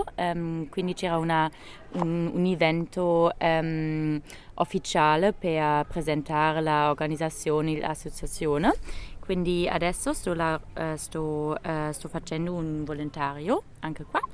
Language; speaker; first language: Italian; non-native, learner; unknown